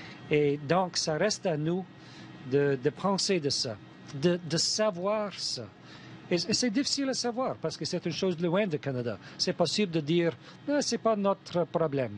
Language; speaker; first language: French; non-native, fluent; English